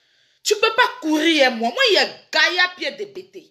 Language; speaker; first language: French; native; French